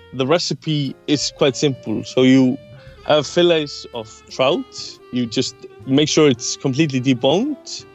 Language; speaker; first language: English; non-native, fluent; Icelandic